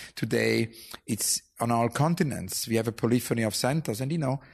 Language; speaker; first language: English; non-native, fluent; German